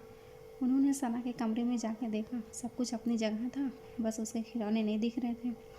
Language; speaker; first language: Hindi; native; Hindi